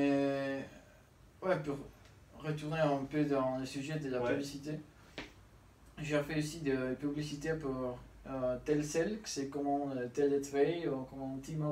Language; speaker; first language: French; non-native, learner; Spanish